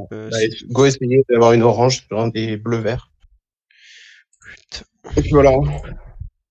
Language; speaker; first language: French; native; French